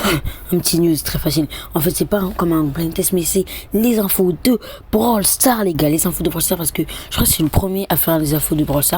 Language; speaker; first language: French; native; French